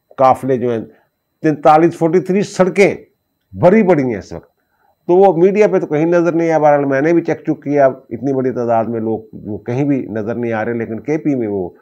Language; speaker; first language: Urdu; non-native, local second language; Punjabi